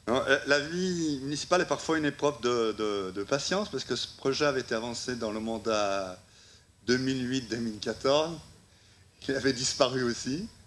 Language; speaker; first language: French; native; French